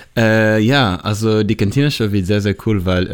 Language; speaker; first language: German; non-native, learner; Hebrew